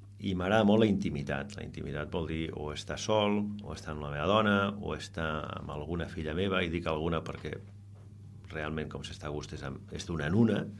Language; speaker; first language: Catalan; non-native, local second language; Spanish